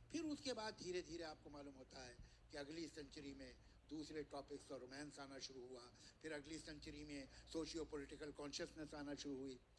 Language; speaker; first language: Urdu; native; Urdu